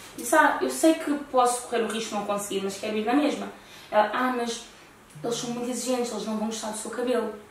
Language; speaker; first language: Portuguese; native; Portuguese